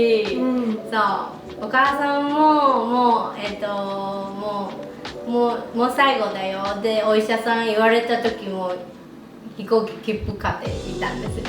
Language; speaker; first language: Japanese; non-native, fluent; Chinese